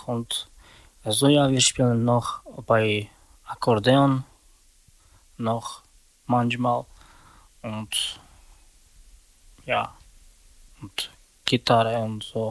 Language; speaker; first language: German; non-native, learner; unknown